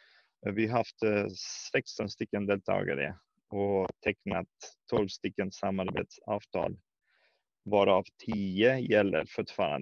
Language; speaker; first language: Swedish; non-native, fluent; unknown